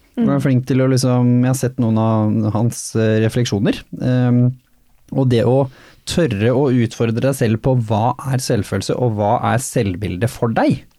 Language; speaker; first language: Norwegian; native; Norwegian